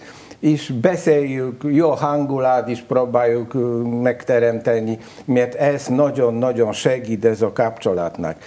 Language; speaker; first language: Hungarian; non-native, learner; Polish